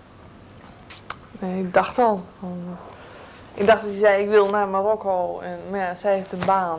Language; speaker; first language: Dutch; native; Dutch